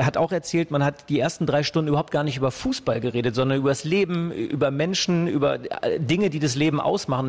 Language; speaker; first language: German; native; German